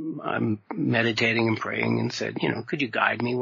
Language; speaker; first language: English; native; English